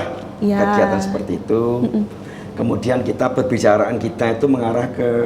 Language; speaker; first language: Indonesian; native; Indonesian